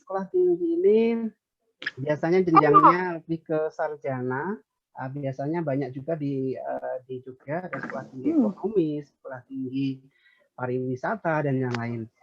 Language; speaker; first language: Indonesian; native; Indonesian